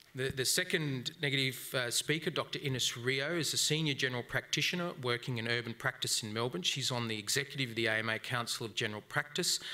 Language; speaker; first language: English; native; English